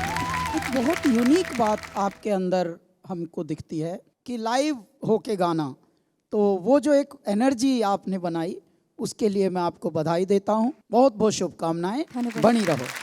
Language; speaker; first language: Hindi; native; Hindi